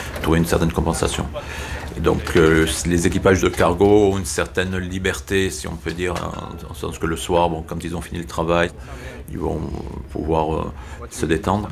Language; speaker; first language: French; native; French